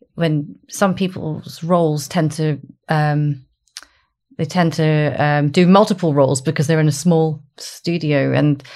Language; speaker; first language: English; native; English